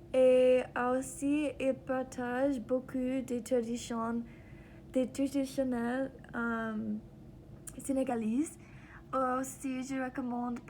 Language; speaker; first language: French; non-native, learner; English